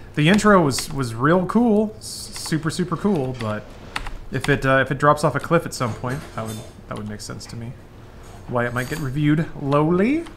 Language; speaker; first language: English; native; English